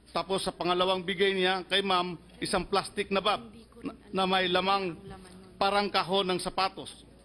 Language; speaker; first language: Filipino; non-native, local second language; Cebuano